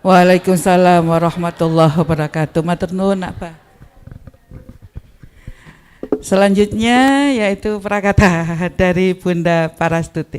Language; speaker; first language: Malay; non-native, local second language; Javanese